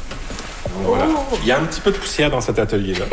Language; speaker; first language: French; native; French